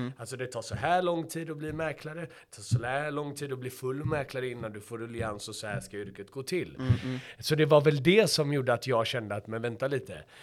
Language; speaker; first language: Swedish; early bilingual, other home language; Persian